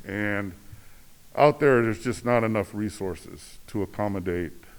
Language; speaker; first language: English; native; English